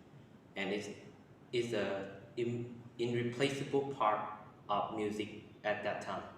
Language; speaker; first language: English; non-native, learner; Vietnamese